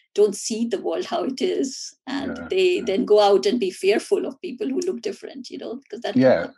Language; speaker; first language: English; non-native, local second language; Hindi